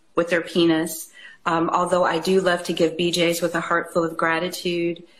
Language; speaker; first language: English; non-native, fluent; Japanese